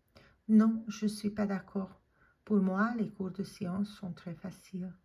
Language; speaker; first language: French; non-native, fluent; English